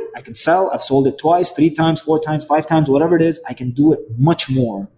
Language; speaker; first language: English; non-native, fluent; Arabic